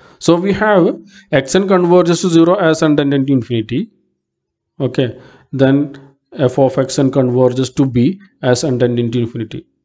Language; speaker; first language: English; non-native, local second language; Malayalam